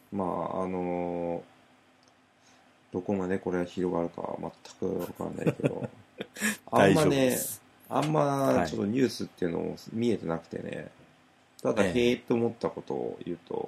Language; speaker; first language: Japanese; native; Japanese